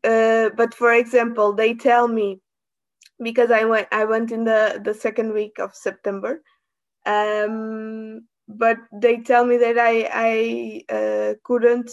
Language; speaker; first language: English; non-native, learner; Portuguese